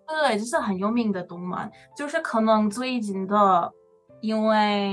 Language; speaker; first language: Chinese; early bilingual, heritage; Chinese